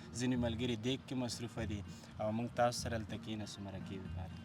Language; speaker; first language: Pashto; native; Pashto